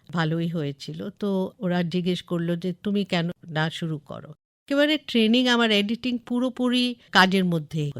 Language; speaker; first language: Bangla; non-native, local second language; English